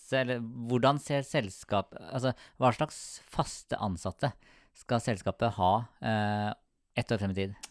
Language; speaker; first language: Norwegian; native; Norwegian